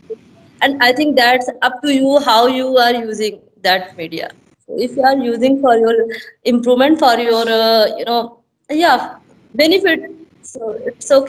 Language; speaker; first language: English; non-native, learner; Hindi